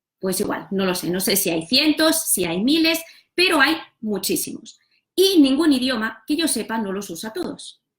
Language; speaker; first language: Spanish; non-native, local second language; Catalan